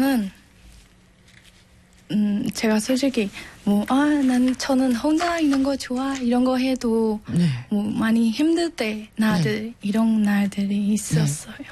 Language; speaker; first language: Korean; non-native, learner; Burmese